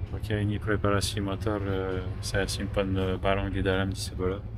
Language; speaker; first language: Indonesian; non-native, learner; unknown